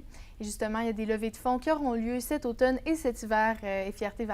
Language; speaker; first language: French; native; French